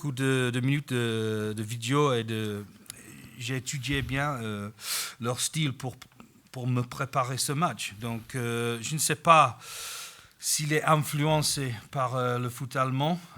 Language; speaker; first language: French; non-native, fluent; English